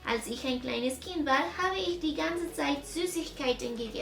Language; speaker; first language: German; non-native, fluent; Spanish